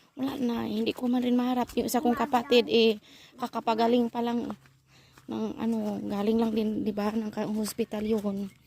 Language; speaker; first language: Filipino; non-native, local second language; Cebuano